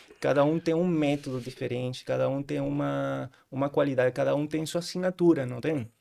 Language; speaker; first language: Portuguese; non-native, fluent; Spanish